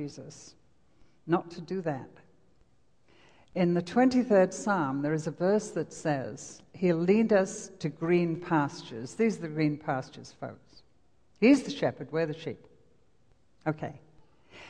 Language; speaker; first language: English; native; English